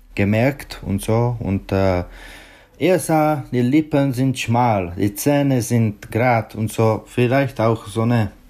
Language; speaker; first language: German; non-native, learner; Czech